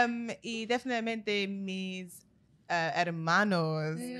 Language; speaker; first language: Spanish; non-native, learner; English